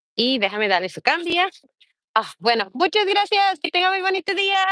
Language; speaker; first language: Spanish; early bilingual, heritage; Spanish